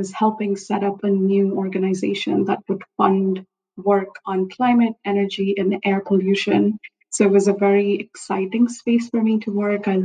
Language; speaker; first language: English; non-native, local second language; Hindi